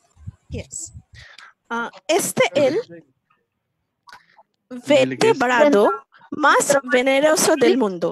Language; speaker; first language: Spanish; non-native, learner; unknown